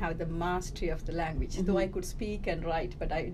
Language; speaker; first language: English; early bilingual, other home language; Tamil